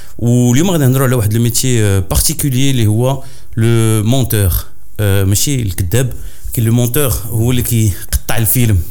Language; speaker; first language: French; non-native, local second language; Arabic